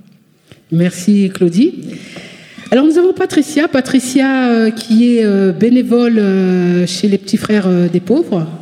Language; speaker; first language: French; native; French